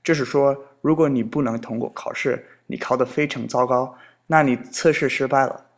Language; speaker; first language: Chinese; non-native, fluent; English